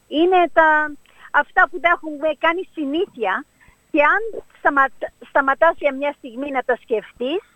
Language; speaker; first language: Greek; early bilingual, heritage; Greek